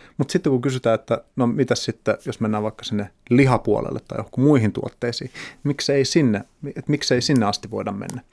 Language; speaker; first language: Finnish; native; Finnish